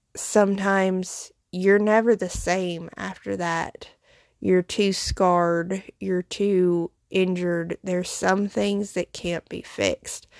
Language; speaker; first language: English; native; English